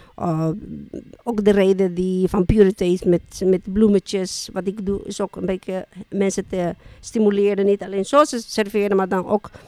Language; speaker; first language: Dutch; non-native, fluent; Spanish